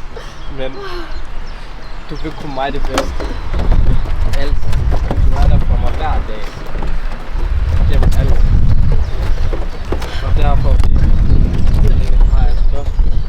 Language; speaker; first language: Danish; early bilingual, other home language; Tamil